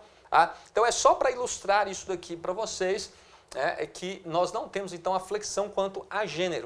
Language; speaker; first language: Portuguese; native; Portuguese